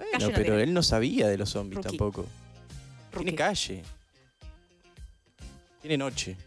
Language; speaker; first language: Spanish; native; Spanish